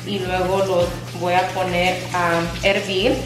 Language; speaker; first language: Spanish; early bilingual, other home language; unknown